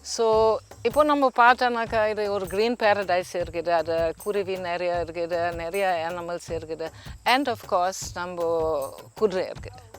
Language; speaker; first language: Tamil; non-native, learner; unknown